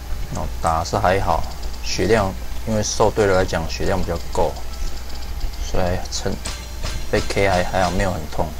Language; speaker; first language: Chinese; native; Chinese